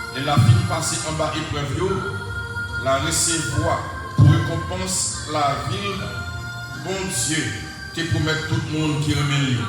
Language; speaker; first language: French; non-native, local second language; Haitian Creole